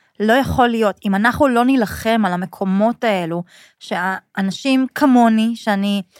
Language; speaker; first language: Hebrew; native; Hebrew